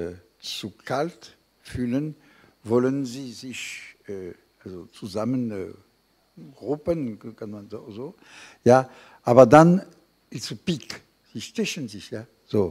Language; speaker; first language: German; non-native, fluent; French